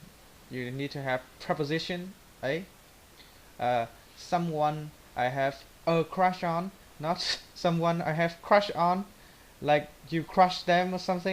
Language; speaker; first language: English; non-native, learner; Vietnamese